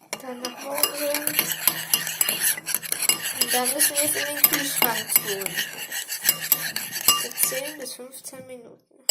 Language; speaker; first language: German; native; German